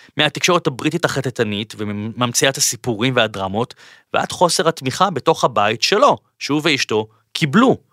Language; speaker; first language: Hebrew; native; Hebrew